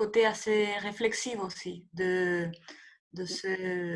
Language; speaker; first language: French; non-native, fluent; Spanish